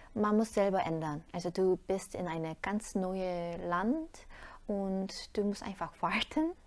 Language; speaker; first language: German; non-native, learner; Korean